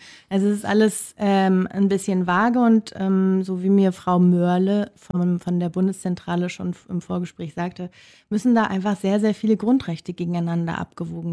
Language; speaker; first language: German; native; German